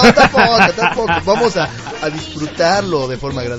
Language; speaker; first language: Spanish; native; Spanish